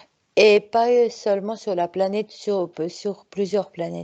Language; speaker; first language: French; non-native, fluent; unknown